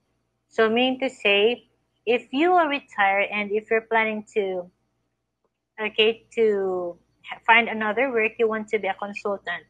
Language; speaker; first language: English; non-native, fluent; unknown